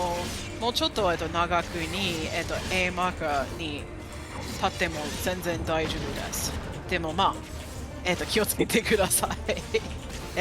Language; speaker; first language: Japanese; non-native, fluent; English